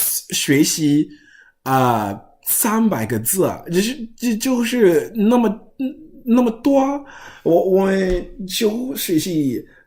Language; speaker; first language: Chinese; non-native, learner; English